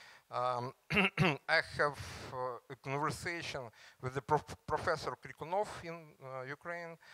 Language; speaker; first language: English; non-native, learner; Ukrainian